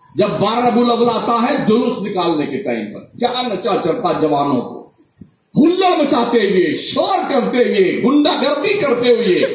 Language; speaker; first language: Urdu; native; Urdu